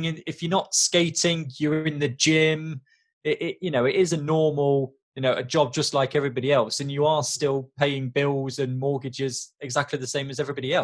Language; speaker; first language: English; native; English